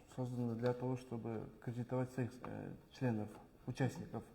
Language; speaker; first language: Russian; non-native, local second language; Kyrgyz